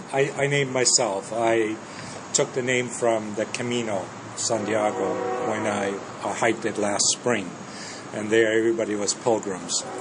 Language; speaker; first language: English; early bilingual, other home language; Danish